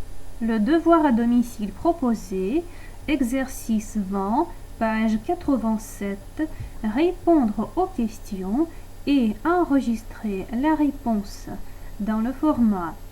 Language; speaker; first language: French; non-native, fluent; Russian